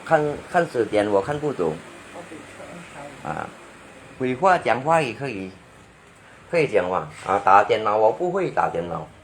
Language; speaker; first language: Chinese; non-native, learner; Hakka Chinese